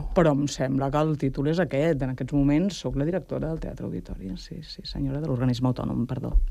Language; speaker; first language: Catalan; native; Catalan